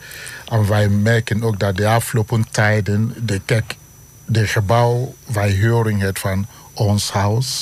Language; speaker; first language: Dutch; non-native, learner; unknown